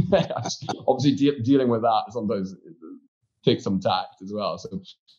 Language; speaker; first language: English; native; English